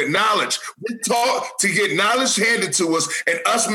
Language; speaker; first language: English; native; English